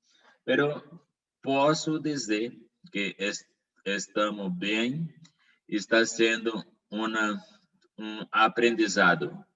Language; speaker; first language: Portuguese; non-native, learner; Spanish